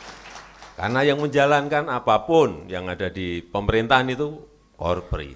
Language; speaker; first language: Indonesian; native; Indonesian